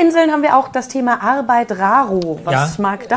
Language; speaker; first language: German; native; German